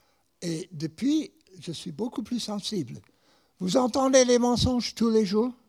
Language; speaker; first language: French; non-native, fluent; English